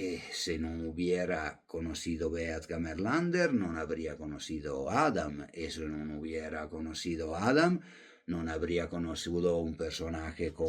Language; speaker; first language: Spanish; non-native, fluent; Italian